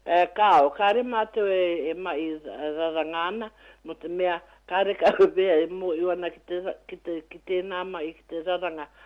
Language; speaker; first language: Māori; native; Māori